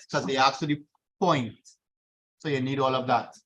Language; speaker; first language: English; native; English